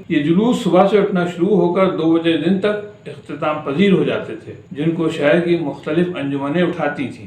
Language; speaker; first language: Urdu; native; Urdu